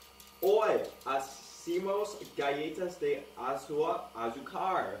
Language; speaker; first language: Spanish; non-native, learner; English